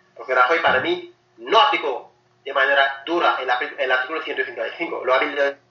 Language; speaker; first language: Spanish; non-native, fluent; Wolof